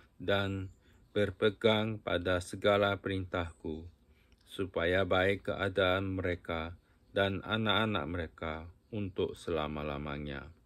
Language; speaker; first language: Indonesian; non-native, fluent; Japanese